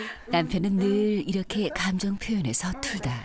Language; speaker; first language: Korean; native; Korean